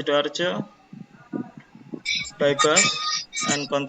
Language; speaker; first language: English; non-native, learner; Indonesian